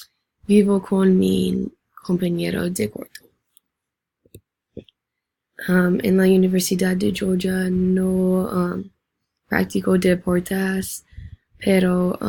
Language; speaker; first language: Spanish; non-native, learner; English